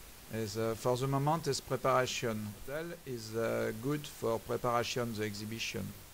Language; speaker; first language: English; non-native, learner; French